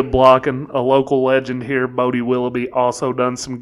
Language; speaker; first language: English; native; English